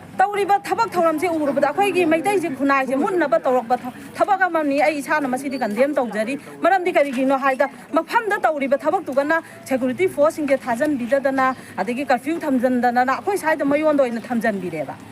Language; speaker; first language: Manipuri; native; Manipuri